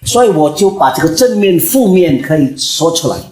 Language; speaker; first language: Chinese; early bilingual, heritage; Chinese